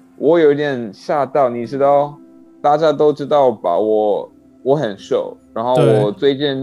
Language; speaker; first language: Chinese; non-native, learner; English